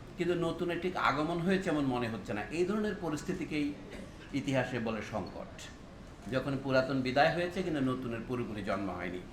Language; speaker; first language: Bangla; non-native, local second language; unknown